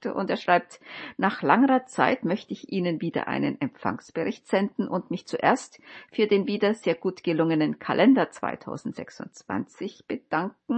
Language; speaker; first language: German; native; German